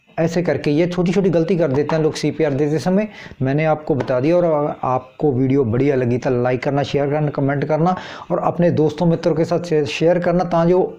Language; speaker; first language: Hindi; non-native, local second language; Punjabi